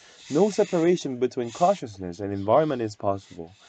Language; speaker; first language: English; non-native, fluent; Korean